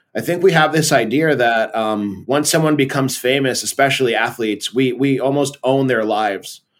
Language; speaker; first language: English; early bilingual, other home language; Portuguese